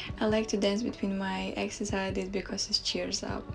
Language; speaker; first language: English; non-native, fluent; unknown